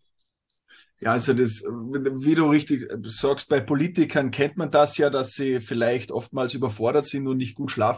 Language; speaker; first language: German; native; German